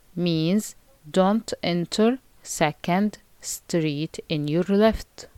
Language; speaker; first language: English; non-native, fluent; Arabic